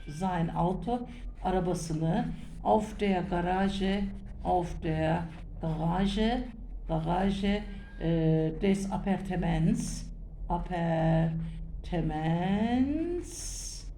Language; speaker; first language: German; non-native, learner; Turkish